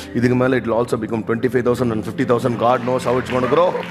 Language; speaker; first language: English; non-native, local second language; Tamil